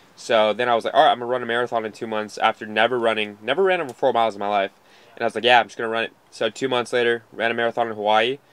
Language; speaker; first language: English; native; English